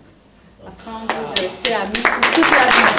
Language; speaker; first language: French; non-native, fluent; Italian